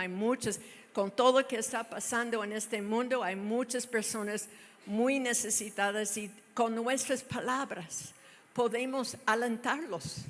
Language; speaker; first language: Spanish; non-native, fluent; English